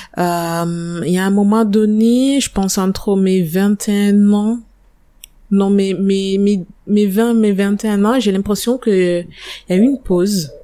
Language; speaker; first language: French; non-native, fluent; Italian